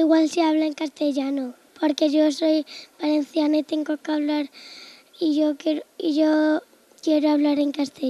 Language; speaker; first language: Spanish; non-native, local second language; Catalan